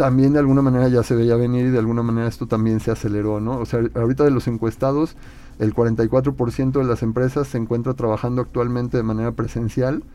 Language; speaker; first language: Spanish; native; Spanish